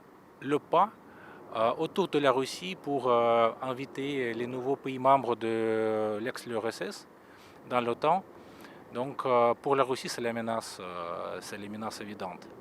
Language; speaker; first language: French; non-native, fluent; Russian